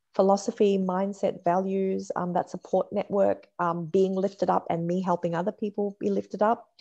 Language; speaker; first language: English; native; English